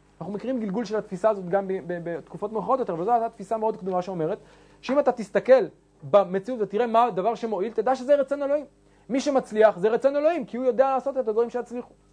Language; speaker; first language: Hebrew; native; Hebrew